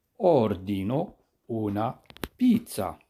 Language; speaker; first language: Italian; non-native, fluent; Arabic